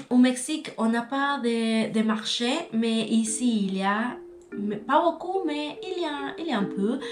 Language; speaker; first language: French; non-native, learner; Spanish